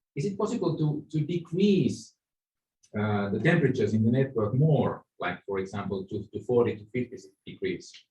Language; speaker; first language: English; non-native, fluent; Finnish